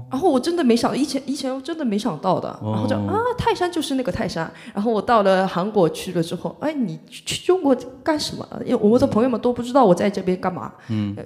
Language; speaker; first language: Chinese; non-native, fluent; Korean